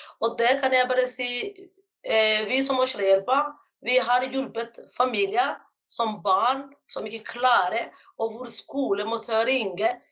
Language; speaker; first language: Norwegian; non-native, fluent; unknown